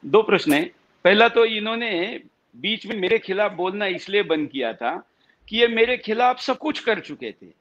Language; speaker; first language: Hindi; non-native, local second language; Marathi